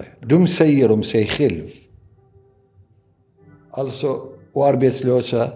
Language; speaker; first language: Swedish; non-native, learner; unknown